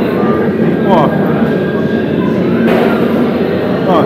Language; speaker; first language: Chinese; non-native, fluent; German